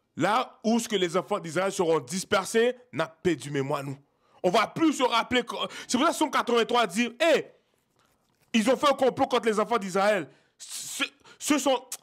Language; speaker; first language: French; native; French